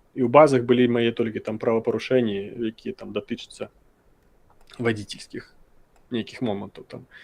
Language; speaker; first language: Belarusian; non-native, local second language; Russian